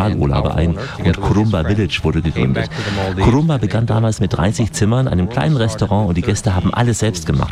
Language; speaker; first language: German; native; German